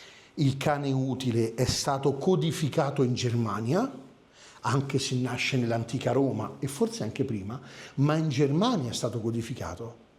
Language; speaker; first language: Italian; native; Italian